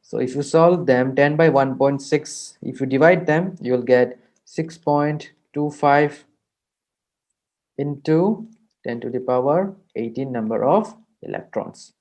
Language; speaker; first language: English; non-native, local second language; Hindi